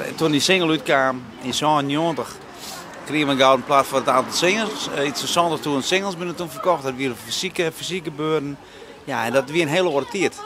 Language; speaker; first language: Dutch; non-native, local second language; Western Frisian